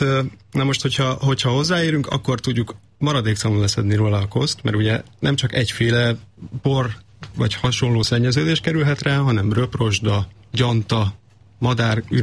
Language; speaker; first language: Hungarian; native; Hungarian